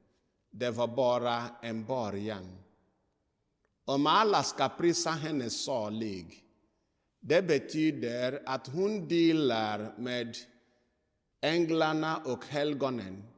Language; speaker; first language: Swedish; non-native, fluent; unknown